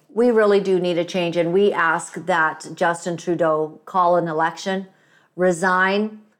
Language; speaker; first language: English; native; English